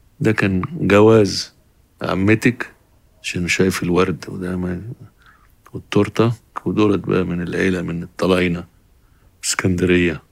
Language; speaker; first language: Arabic; native; Arabic